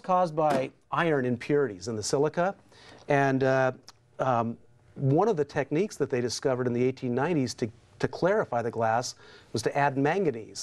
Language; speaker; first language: English; native; English